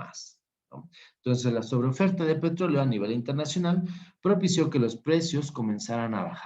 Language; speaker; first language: Spanish; native; Spanish